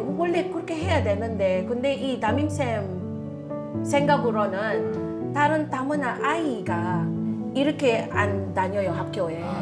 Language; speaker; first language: Korean; non-native, fluent; Filipino